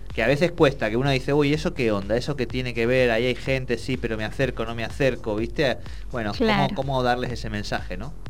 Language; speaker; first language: Spanish; native; Spanish